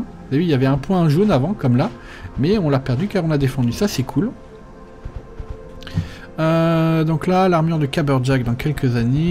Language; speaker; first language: French; native; French